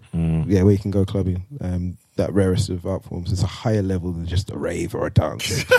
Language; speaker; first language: English; native; English